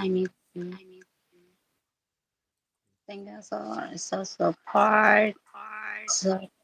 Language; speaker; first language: English; non-native, local second language; Filipino